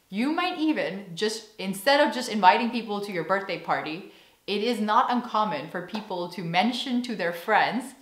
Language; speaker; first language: English; native; English